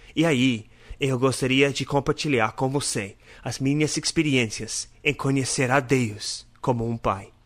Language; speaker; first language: Portuguese; non-native, learner; English